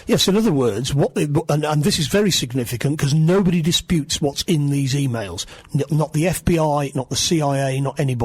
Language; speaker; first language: English; native; English